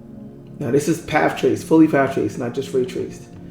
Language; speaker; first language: English; native; English